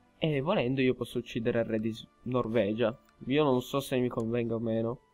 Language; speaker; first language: Italian; early bilingual, heritage; Italian